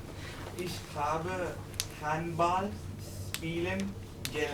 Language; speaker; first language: German; non-native, learner; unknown